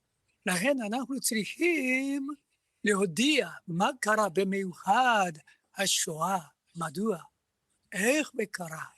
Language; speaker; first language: Hebrew; non-native, learner; Japanese